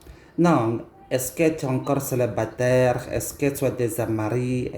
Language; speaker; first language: French; non-native, learner; Indonesian